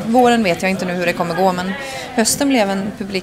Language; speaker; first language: Swedish; native; Swedish